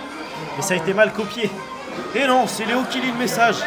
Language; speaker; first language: French; native; French